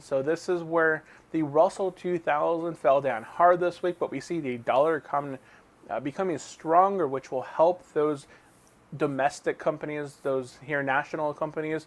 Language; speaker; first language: English; native; English